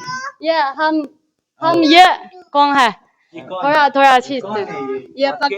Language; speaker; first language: Hindi; non-native, learner; Chinese